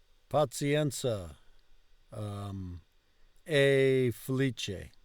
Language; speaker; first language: Italian; non-native, learner; English